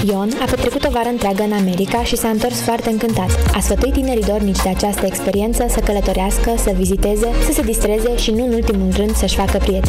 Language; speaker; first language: Romanian; native; Romanian